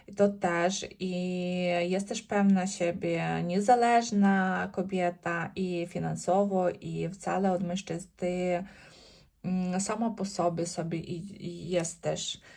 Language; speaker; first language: Polish; non-native, learner; Ukrainian